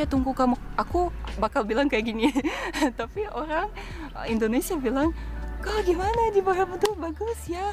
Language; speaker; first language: Indonesian; non-native, fluent; Russian